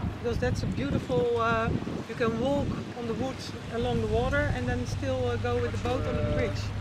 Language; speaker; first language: English; non-native, fluent; Dutch